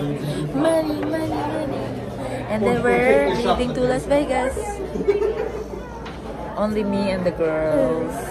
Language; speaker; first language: English; non-native, learner; Filipino